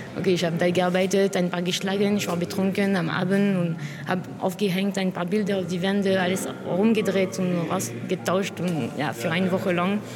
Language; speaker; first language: German; non-native, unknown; French